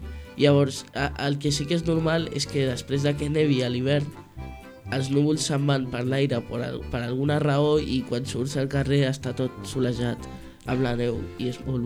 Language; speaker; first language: Catalan; early bilingual, heritage; Catalan